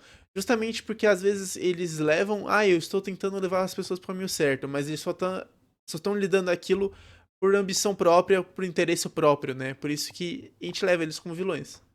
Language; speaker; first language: Portuguese; native; Portuguese